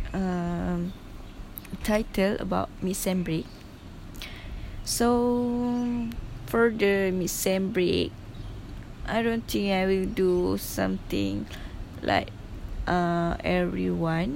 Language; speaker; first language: English; non-native, local second language; Malay